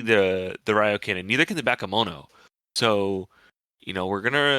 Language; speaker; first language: English; native; English